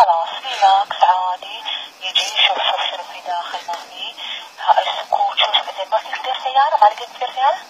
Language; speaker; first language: Arabic; non-native, learner; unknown